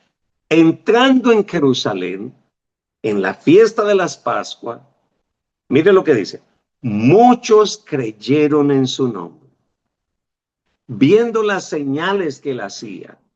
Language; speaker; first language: Spanish; native; Spanish